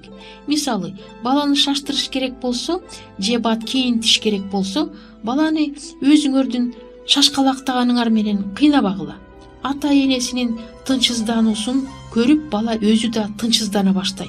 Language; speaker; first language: Kyrgyz; native; Kyrgyz